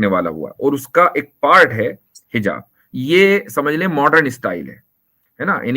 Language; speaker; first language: Hindi; native; Hindi